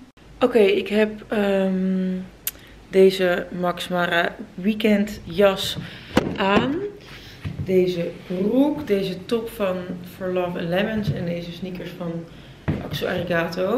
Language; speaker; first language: Dutch; native; Dutch